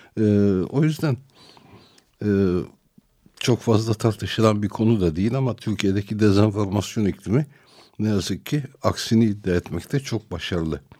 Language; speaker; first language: Turkish; non-native, local second language; Armenian